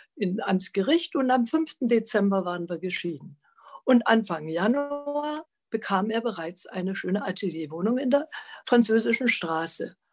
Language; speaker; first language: German; native; German